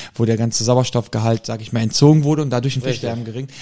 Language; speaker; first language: German; native; German